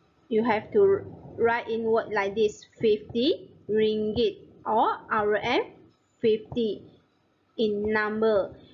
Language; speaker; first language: English; non-native, local second language; Malay